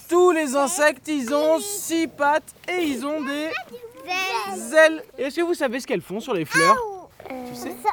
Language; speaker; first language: French; native; French